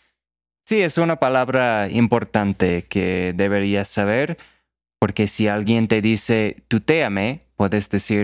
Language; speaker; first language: Spanish; non-native, fluent; English